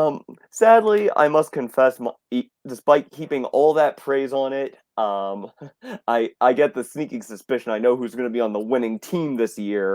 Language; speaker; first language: English; native; English